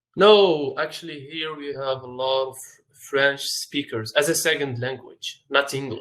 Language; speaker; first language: English; non-native, fluent; Arabic